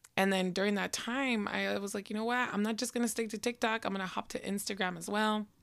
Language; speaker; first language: English; early bilingual, other home language; Spanish